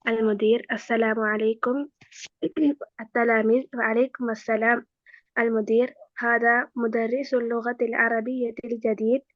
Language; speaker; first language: Arabic; non-native, learner; Tamil